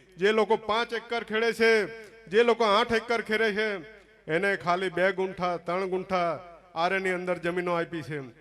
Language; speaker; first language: Gujarati; non-native, local second language; Vasavi